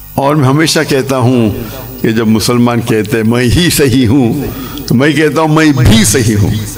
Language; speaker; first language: Urdu; non-native, local second language; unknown